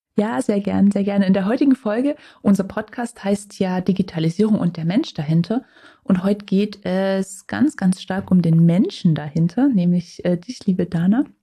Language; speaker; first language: German; native; German